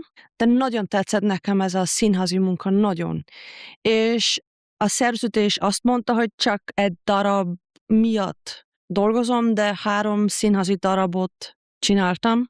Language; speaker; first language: Hungarian; non-native, fluent; German